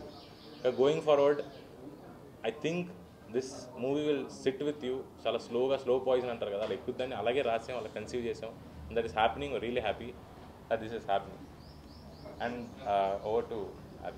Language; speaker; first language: Telugu; native; Telugu